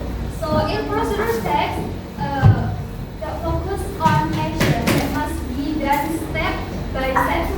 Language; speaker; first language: English; non-native, learner; Indonesian